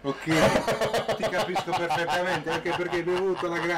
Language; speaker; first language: Italian; native; Italian